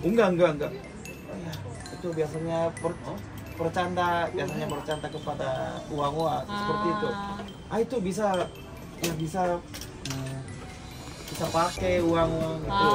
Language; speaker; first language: Indonesian; non-native, learner; Korean